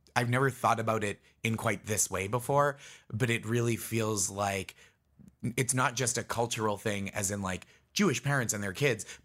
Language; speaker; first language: English; native; English